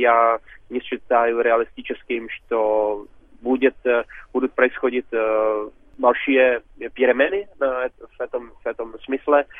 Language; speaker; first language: Czech; non-native, learner; Russian